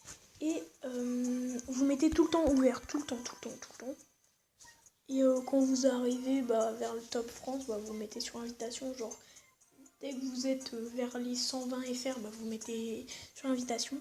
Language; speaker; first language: French; native; French